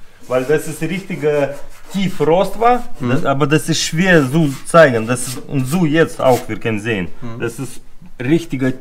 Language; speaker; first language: German; non-native, learner; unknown